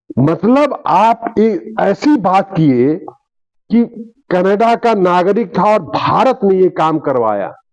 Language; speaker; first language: Hindi; native; Hindi